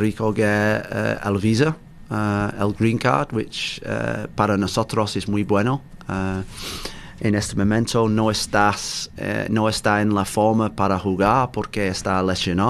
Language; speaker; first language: Spanish; non-native, learner; English